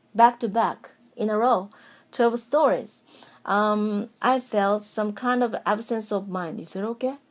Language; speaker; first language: English; non-native, fluent; Japanese